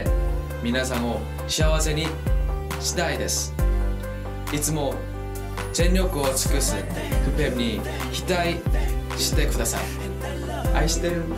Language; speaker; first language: Japanese; non-native, learner; Korean